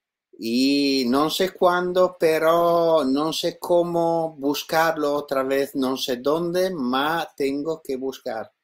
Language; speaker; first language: Spanish; non-native, learner; Italian